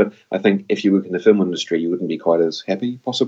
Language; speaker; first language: English; native; English